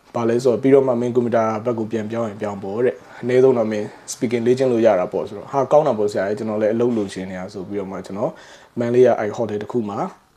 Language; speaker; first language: Burmese; native; Burmese